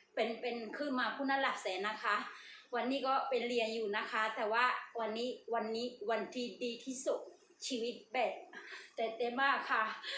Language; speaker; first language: Thai; non-native, learner; Burmese